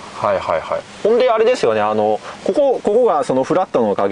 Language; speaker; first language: Japanese; native; Japanese